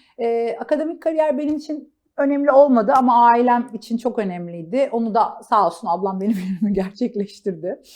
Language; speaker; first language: Turkish; native; Turkish